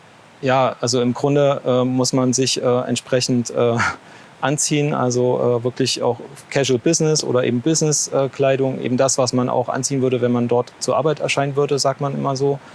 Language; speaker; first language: German; native; German